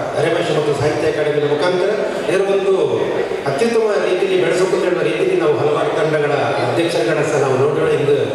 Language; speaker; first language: Kannada; non-native, local second language; Tulu